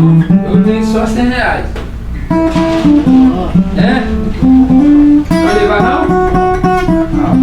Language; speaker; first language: Portuguese; non-native, learner; Haitian Creole